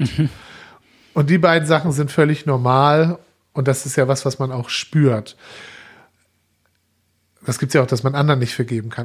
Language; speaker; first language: German; native; German